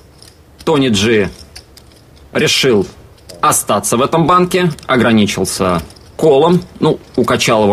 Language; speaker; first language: Russian; native; Russian